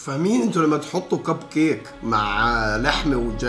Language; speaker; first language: Arabic; native; Arabic